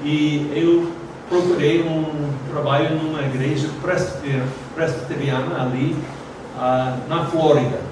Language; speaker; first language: Portuguese; non-native, fluent; English